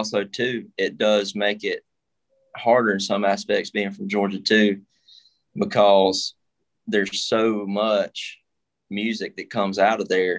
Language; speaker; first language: English; native; English